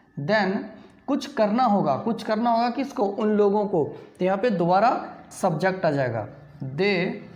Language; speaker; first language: Hindi; native; Hindi